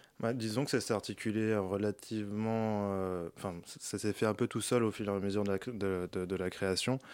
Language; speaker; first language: French; native; French